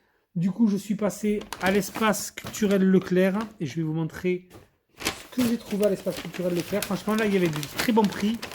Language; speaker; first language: French; native; French